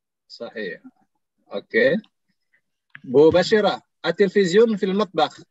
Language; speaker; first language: Arabic; non-native, fluent; Indonesian